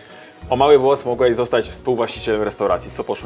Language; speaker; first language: Polish; native; Polish